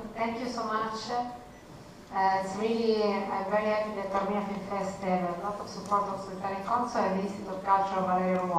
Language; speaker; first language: English; non-native, learner; Italian